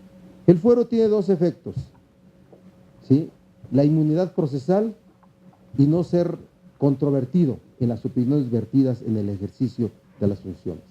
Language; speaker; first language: Spanish; native; Spanish